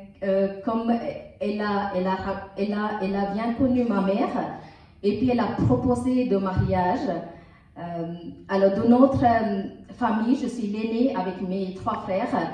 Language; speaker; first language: French; non-native, learner; Tamil